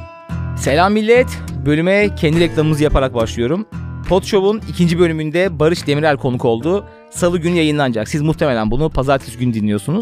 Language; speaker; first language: Turkish; native; Turkish